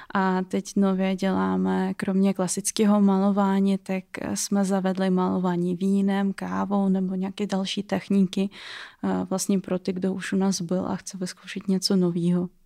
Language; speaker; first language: Czech; non-native, fluent; Russian